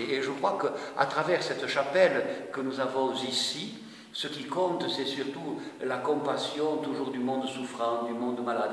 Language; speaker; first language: French; native; French